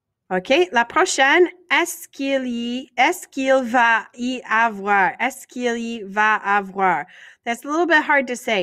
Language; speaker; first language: French; non-native, fluent; English